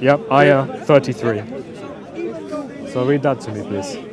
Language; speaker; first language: English; native; English